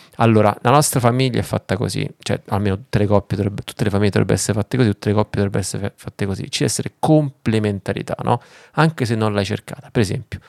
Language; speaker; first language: Italian; native; Italian